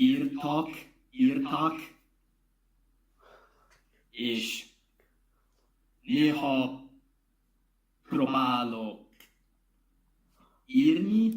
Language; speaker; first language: Hungarian; non-native, learner; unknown